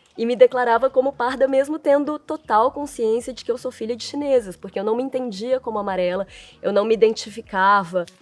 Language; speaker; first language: Portuguese; early bilingual, other home language; Chinese